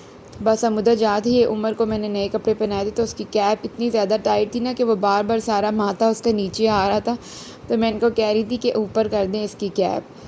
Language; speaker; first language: Urdu; native; Urdu